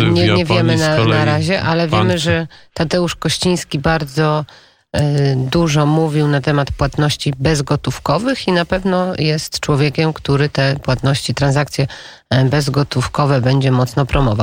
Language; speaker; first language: Polish; native; Polish